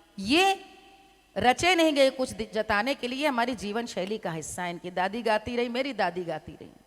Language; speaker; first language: Hindi; native; Hindi